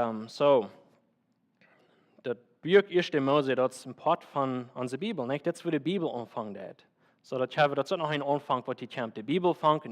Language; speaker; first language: German; non-native, learner; Plautdietsch